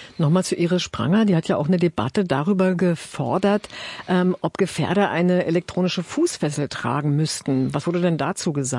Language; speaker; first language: German; native; German